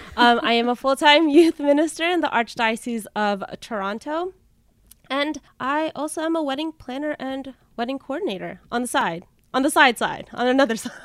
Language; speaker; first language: English; early bilingual, other home language; Filipino